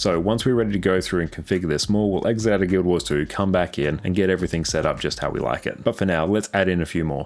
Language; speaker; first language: English; native; English